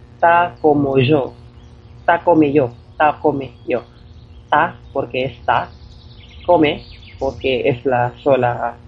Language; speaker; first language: Spanish; non-native, fluent; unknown